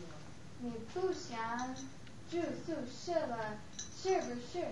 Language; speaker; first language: Chinese; non-native, learner; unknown